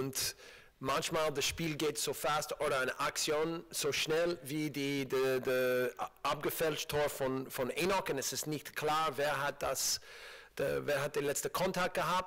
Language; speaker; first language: German; non-native, learner; English